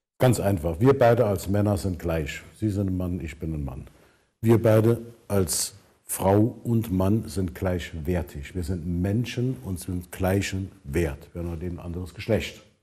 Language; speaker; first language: German; native; German